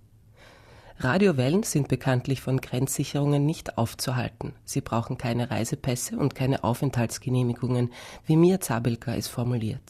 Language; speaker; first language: German; native; German